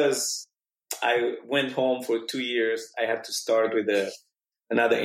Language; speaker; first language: English; non-native, fluent; Romanian